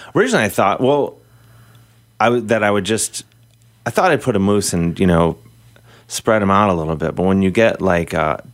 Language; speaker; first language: English; native; English